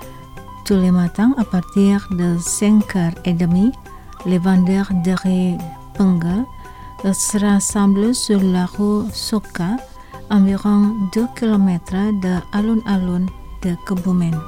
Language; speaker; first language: French; non-native, fluent; Indonesian